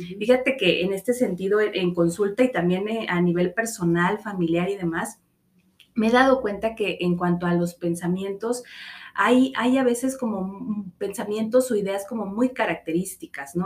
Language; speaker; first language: Spanish; native; Spanish